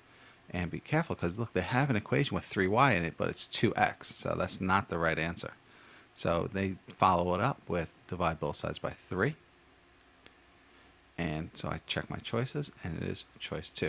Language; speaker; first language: English; native; English